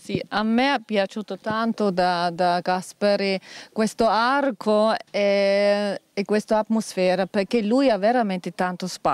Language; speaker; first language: Italian; non-native, fluent; German